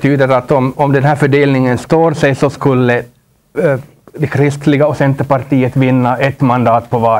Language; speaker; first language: Swedish; native; Swedish